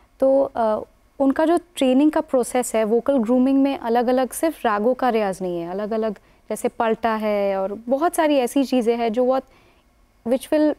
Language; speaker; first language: Hindi; non-native, local second language; Bangla